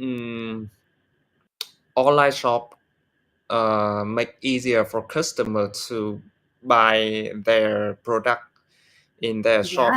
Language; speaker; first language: English; non-native, learner; Vietnamese